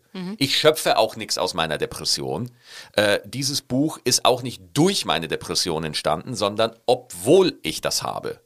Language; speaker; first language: German; native; German